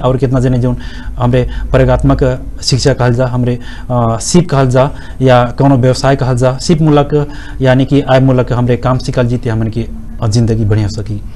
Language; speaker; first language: Bhojpuri; non-native, local second language; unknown